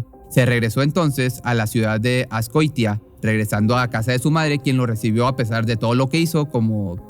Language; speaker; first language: Spanish; native; Spanish